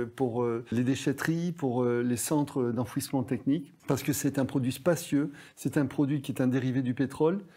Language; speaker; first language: French; native; French